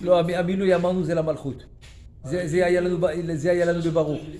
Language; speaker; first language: Hebrew; non-native, fluent; French